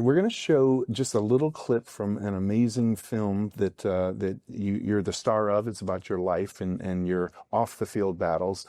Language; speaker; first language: English; native; English